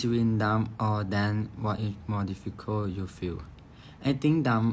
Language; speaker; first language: English; non-native, learner; Thai